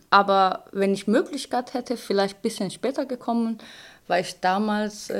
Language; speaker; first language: German; non-native, fluent; Persian